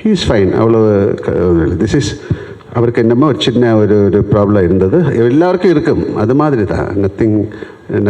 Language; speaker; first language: Tamil; non-native, learner; Malayalam